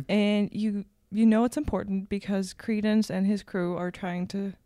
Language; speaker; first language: English; non-native, fluent; German